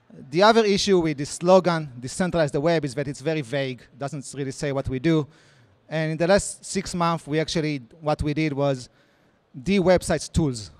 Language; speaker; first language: English; non-native, fluent; Hebrew